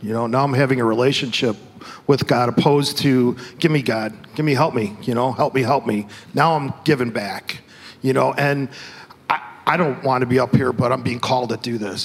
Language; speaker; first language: English; native; English